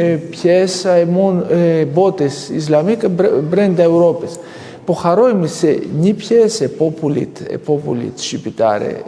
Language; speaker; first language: Albanian; non-native, fluent; Greek